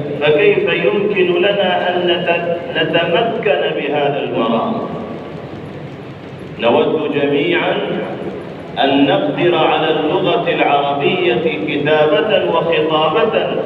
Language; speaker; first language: Arabic; non-native, fluent; Urdu